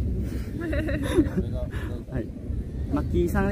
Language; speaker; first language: Japanese; non-native, learner; Indonesian